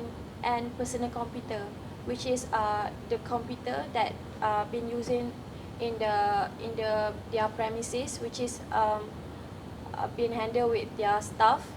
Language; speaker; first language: English; non-native, learner; Malay